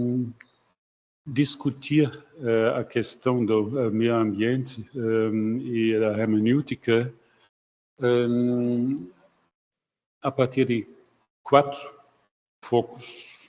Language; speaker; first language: Portuguese; non-native, fluent; German